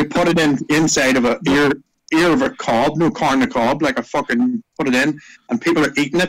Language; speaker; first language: English; native; English